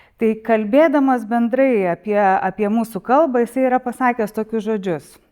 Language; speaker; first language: Lithuanian; native; Lithuanian